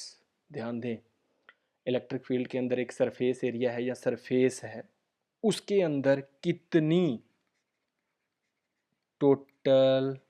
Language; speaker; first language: Hindi; native; Hindi